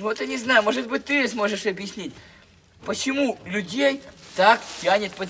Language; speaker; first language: Russian; native; Russian